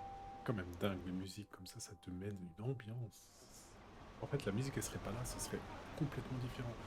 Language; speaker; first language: French; native; French